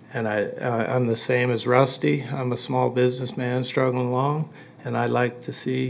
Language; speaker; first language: English; native; English